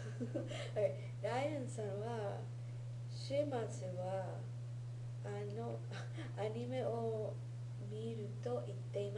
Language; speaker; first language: Japanese; non-native, learner; English